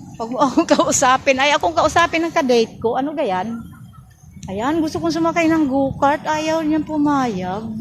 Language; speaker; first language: Filipino; native; Filipino